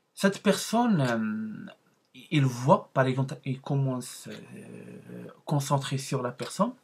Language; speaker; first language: French; non-native, learner; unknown